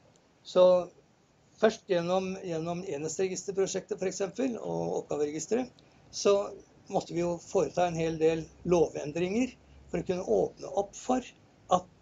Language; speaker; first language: Norwegian; native; Norwegian